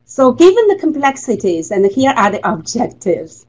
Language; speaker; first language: English; non-native, fluent; Chinese